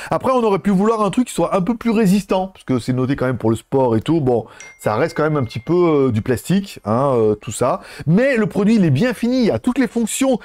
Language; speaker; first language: French; native; French